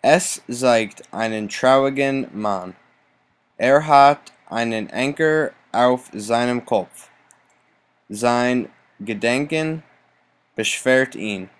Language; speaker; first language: German; non-native, learner; English